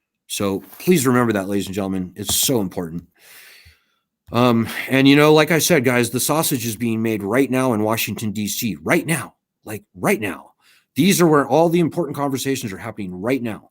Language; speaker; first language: English; native; English